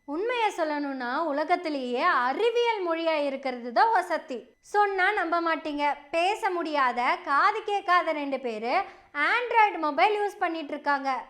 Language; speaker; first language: Tamil; native; Tamil